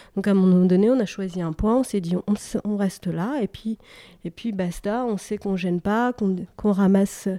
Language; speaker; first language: French; native; French